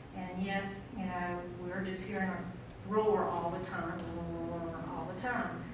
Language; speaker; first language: English; native; English